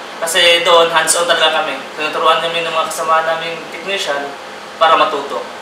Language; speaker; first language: Filipino; non-native, local second language; Cebuano